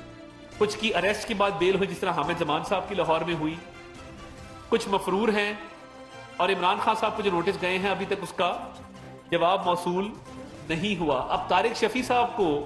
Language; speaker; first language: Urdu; non-native, local second language; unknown